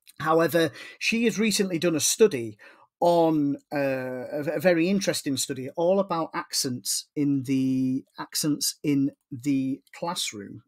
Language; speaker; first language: English; native; English